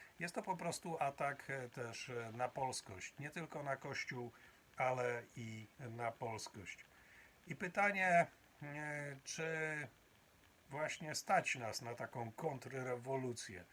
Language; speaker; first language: Polish; native; Polish